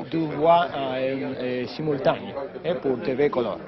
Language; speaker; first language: French; non-native, learner; Spanish